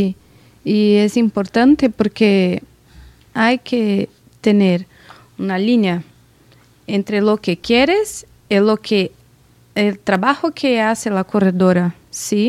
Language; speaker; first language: Spanish; non-native, learner; Portuguese